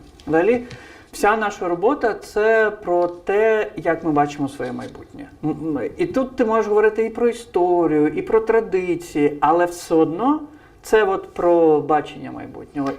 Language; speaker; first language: Ukrainian; non-native, fluent; Crimean Tatar